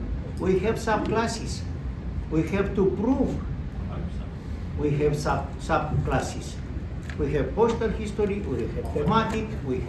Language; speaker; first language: English; non-native, learner; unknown